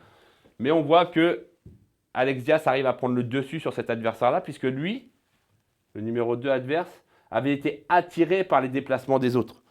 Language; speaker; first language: French; native; French